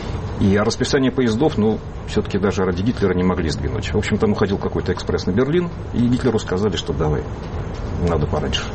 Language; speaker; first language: Russian; native; Russian